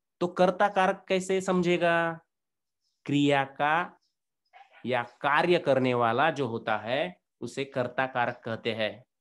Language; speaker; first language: Hindi; non-native, local second language; Marathi